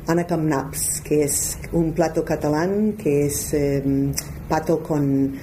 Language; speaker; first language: Spanish; non-native, fluent; English